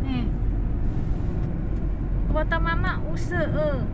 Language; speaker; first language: Chinese; non-native, learner; Indonesian